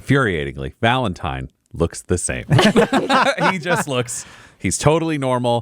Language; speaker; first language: English; native; English